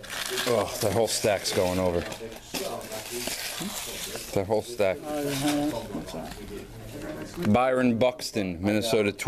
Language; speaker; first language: English; native; English